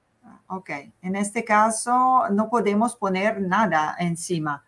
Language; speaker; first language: Spanish; non-native, fluent; Italian